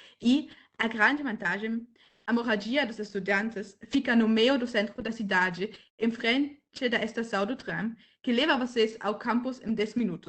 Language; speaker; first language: Portuguese; non-native, fluent; German